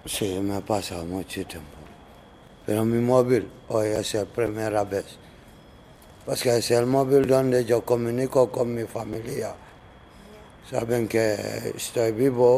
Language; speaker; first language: Spanish; non-native, learner; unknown